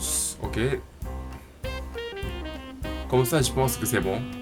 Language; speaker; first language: French; non-native, learner; Japanese